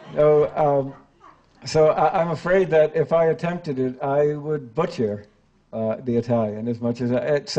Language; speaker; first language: English; native; English